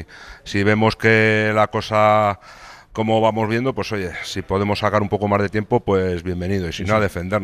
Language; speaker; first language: Spanish; native; Spanish